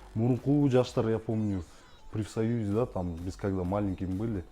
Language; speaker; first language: Russian; non-native, local second language; Kyrgyz